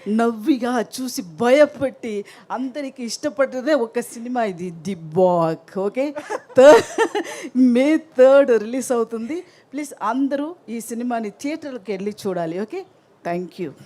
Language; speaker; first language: Telugu; non-native, learner; Tamil